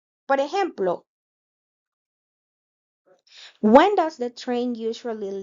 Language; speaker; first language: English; non-native, fluent; Spanish